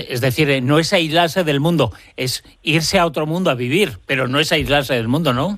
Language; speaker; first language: Spanish; native; Spanish